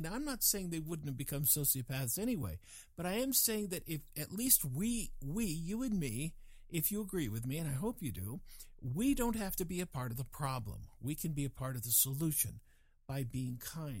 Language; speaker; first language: English; native; English